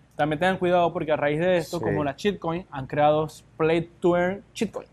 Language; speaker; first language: Spanish; native; Spanish